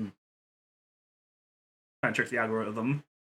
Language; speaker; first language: English; native; English